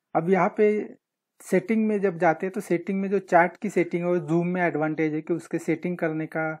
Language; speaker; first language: Hindi; non-native, local second language; Marathi